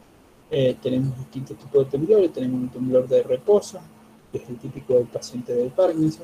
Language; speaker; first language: Spanish; native; Spanish